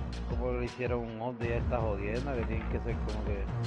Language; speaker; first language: Spanish; native; Spanish